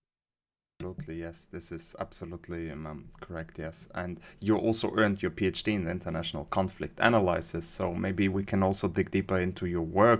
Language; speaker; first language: English; non-native, fluent; German